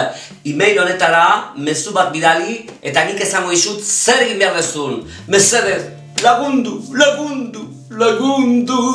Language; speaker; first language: Basque; non-native, local second language; Spanish